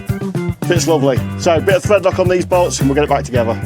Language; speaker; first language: English; native; English